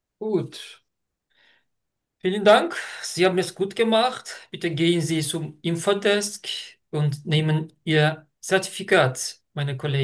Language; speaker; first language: German; non-native, fluent; Turkish